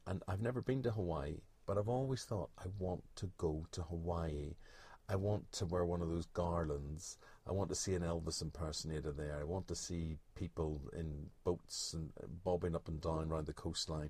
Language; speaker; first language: English; native; English